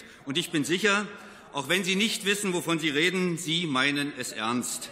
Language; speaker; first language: German; native; German